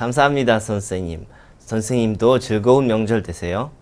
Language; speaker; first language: Korean; non-native, fluent; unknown